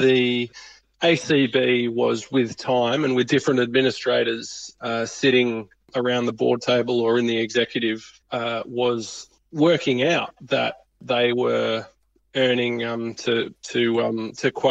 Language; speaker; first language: English; native; English